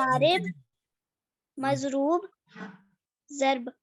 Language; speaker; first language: Arabic; non-native, learner; Urdu